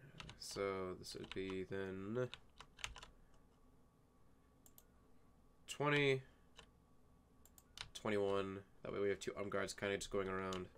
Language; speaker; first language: English; native; English